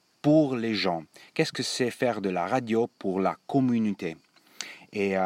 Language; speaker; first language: French; non-native, learner; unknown